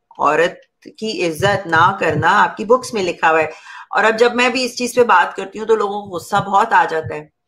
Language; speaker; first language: Urdu; native; Urdu